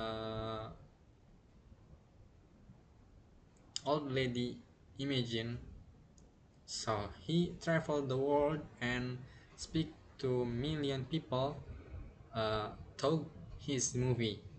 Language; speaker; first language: English; non-native, learner; Indonesian